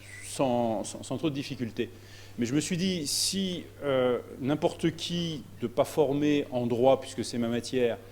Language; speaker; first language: French; native; French